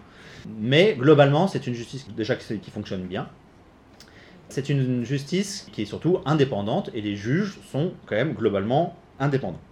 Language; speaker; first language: French; native; French